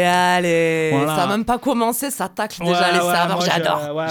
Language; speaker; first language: French; native; French